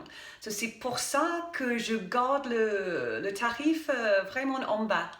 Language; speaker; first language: French; non-native, fluent; English